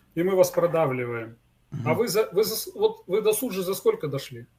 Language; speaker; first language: Russian; native; Russian